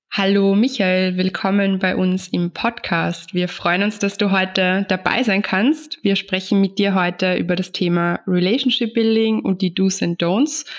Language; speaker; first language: German; native; German